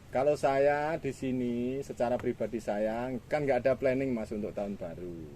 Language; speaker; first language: Indonesian; non-native, local second language; Javanese